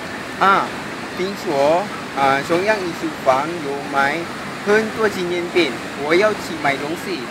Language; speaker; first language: Chinese; non-native, learner; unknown